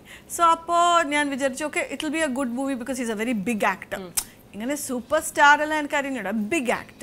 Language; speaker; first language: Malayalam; non-native, fluent; Kannada